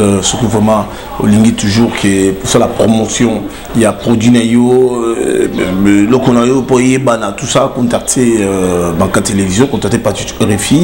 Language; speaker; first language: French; non-native, local second language; Lingala